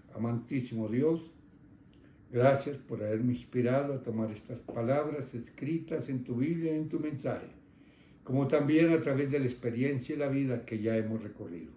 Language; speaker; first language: Spanish; native; Spanish